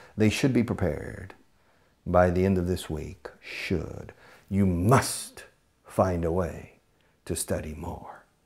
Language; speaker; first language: English; native; English